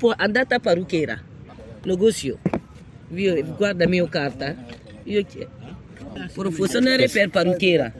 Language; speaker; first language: Italian; non-native, learner; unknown